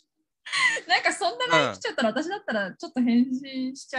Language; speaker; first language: Japanese; native; Japanese